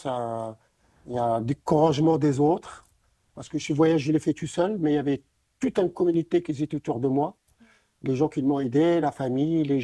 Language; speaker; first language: French; non-native, local second language; Arabic